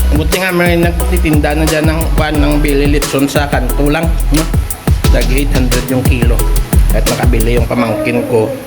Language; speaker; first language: Filipino; non-native, local second language; Hiligaynon